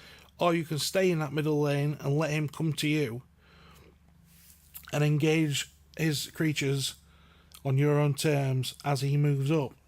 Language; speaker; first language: English; native; English